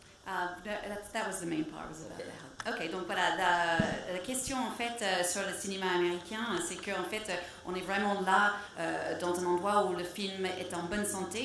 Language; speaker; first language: French; native; French